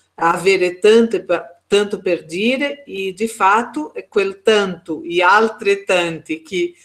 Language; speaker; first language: Italian; non-native, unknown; Portuguese